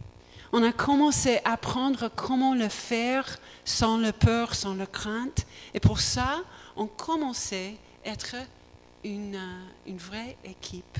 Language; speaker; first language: French; non-native, learner; English